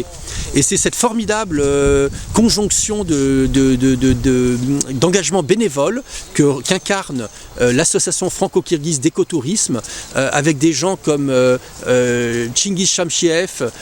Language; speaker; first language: French; native; French